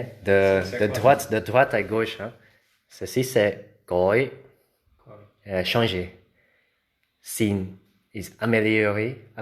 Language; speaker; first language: French; non-native, learner; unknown